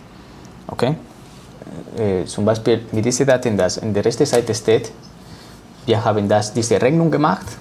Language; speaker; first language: German; non-native, learner; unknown